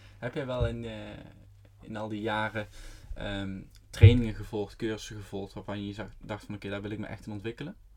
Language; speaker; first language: Dutch; native; Dutch